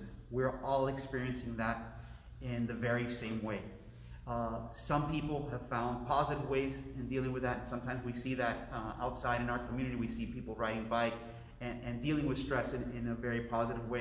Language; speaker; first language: English; early bilingual, other home language; Spanish